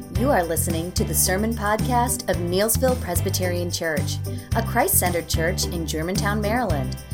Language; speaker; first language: English; native; English